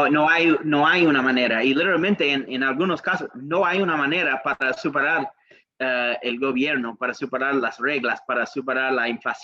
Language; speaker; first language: Spanish; non-native, learner; English